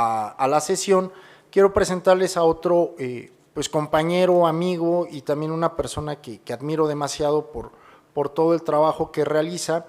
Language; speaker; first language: Spanish; native; Spanish